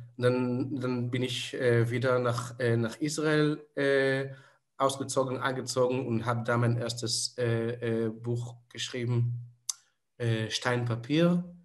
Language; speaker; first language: German; non-native, fluent; Hebrew